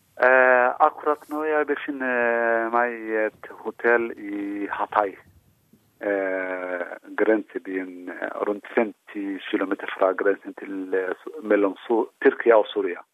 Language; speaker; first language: Norwegian; non-native, fluent; Somali